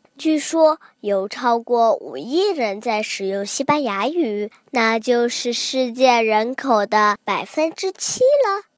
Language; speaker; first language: Chinese; early bilingual, heritage; Chinese